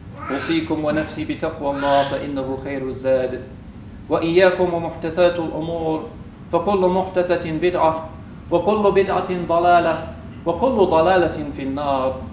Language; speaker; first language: Arabic; non-native, fluent; English